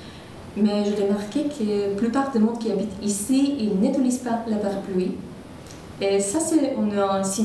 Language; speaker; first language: French; non-native, fluent; Polish